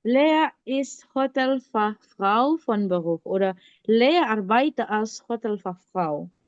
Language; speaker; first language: German; non-native, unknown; Indonesian